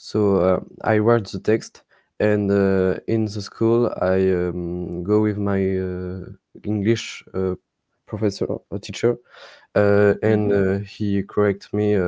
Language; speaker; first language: English; non-native, learner; French